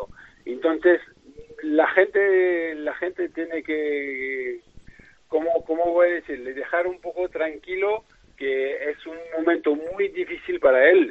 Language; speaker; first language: Spanish; non-native, fluent; French